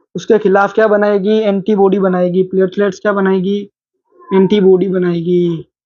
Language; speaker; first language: Hindi; native; Hindi